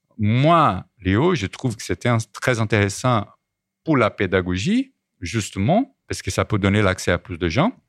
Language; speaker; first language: French; non-native, fluent; Portuguese